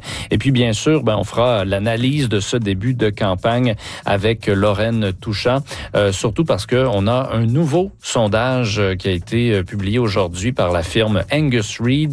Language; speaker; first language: French; native; French